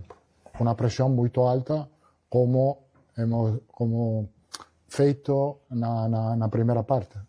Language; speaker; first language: Portuguese; non-native, learner; Italian